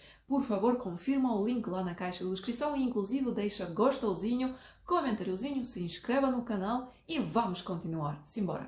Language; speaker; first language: Portuguese; non-native, fluent; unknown